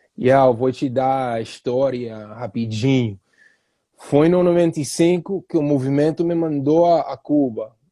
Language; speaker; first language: Portuguese; non-native, fluent; English